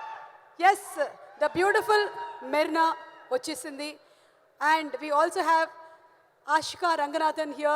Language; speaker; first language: Telugu; native; Telugu